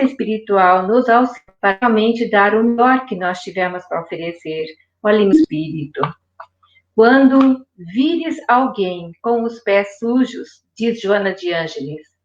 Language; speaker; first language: Portuguese; native; Portuguese